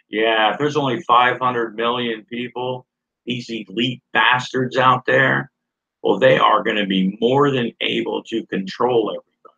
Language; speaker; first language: English; native; English